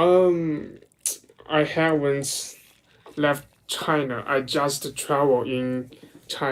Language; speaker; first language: English; non-native, learner; Chinese